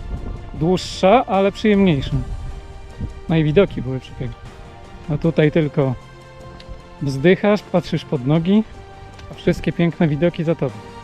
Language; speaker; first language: Polish; native; Polish